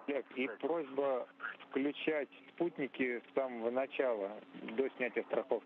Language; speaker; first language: Russian; native; Russian